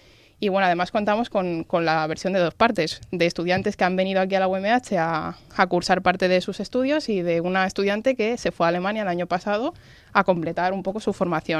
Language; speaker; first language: Spanish; native; Spanish